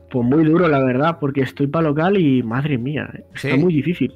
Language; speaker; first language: Spanish; early bilingual, other home language; Russian